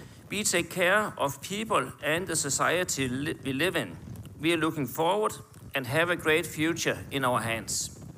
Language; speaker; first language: English; non-native, fluent; Danish